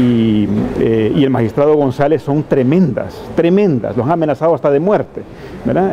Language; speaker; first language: Spanish; native; Spanish